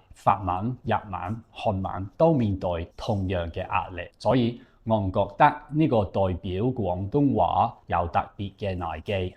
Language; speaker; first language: Cantonese; non-native, fluent; English